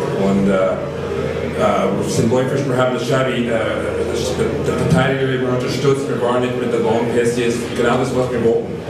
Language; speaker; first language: German; non-native, fluent; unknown